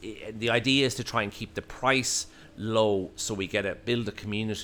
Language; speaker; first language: English; native; English